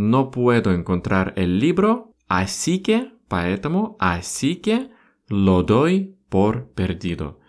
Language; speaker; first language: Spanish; non-native, fluent; Russian